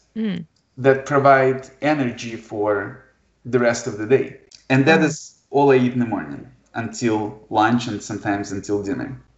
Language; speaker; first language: English; non-native, fluent; Ukrainian